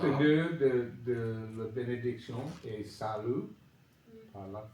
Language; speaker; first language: French; non-native, learner; English